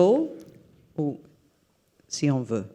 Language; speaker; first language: French; non-native, fluent; English